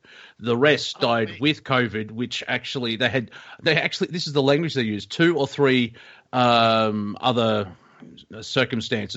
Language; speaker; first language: English; native; English